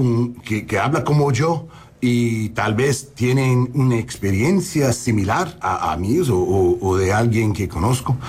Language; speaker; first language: Spanish; non-native, learner; English